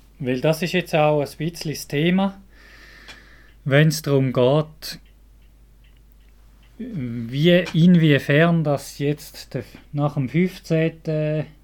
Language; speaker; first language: German; native; German